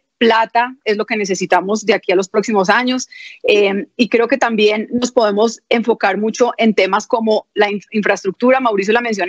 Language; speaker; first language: Spanish; native; Spanish